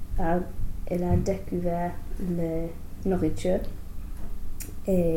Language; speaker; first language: French; non-native, learner; English